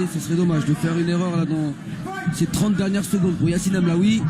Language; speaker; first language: French; native; French